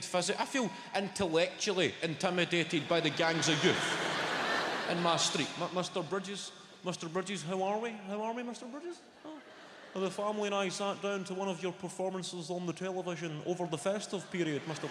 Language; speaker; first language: English; native; English